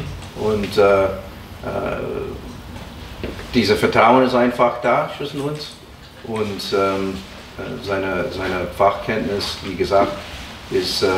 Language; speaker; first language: German; non-native, fluent; English